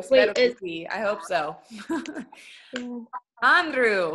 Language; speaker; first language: Spanish; non-native, fluent; English